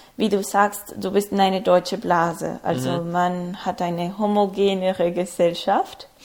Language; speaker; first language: German; non-native, fluent; Spanish